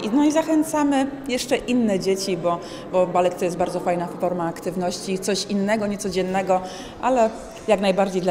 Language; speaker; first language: Polish; native; Polish